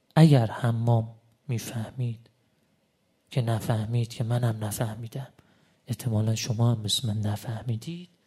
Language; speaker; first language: Persian; native; Persian